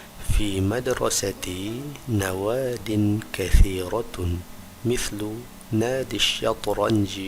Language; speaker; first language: Arabic; non-native, fluent; Malay